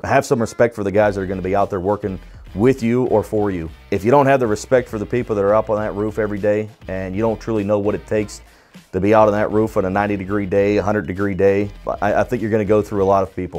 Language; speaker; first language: English; native; English